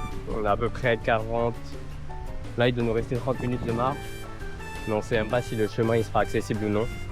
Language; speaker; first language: French; native; French